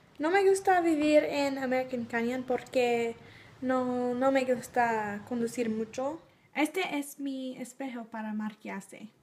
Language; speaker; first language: Spanish; non-native, learner; English